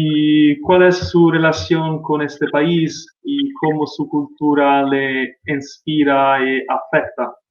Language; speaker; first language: Spanish; non-native, fluent; Italian